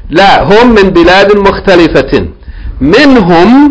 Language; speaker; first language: Arabic; non-native, fluent; English